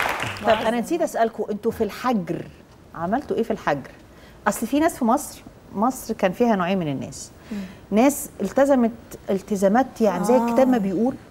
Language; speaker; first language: Arabic; native; Arabic